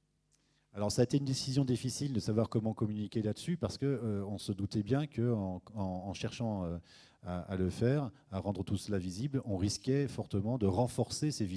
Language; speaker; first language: French; native; French